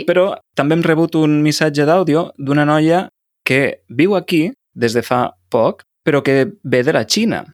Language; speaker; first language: Catalan; native; Catalan